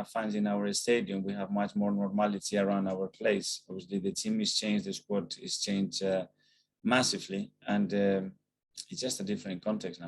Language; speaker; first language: English; non-native, fluent; Spanish